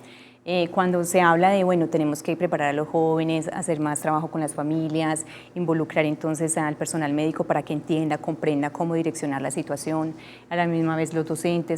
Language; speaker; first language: Spanish; native; Spanish